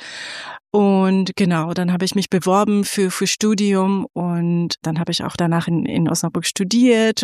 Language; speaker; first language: German; non-native, fluent; Persian